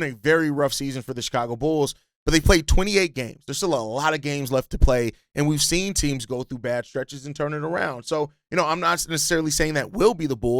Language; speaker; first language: English; native; English